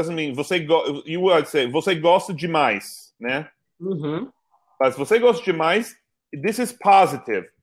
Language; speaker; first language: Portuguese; non-native, fluent; English